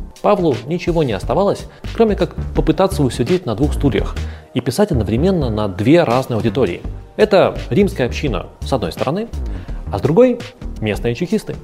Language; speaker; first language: Russian; native; Russian